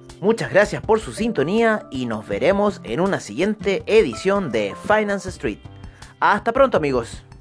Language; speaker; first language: Spanish; native; Spanish